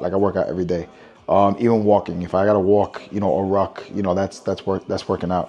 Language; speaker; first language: English; native; English